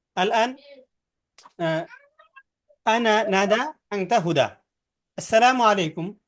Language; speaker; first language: Arabic; non-native, fluent; Bangla